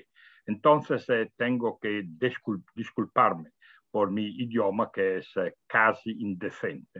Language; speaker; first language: Spanish; non-native, fluent; Italian